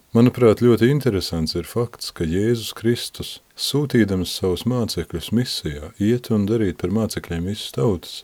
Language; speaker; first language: Latvian; native; Latvian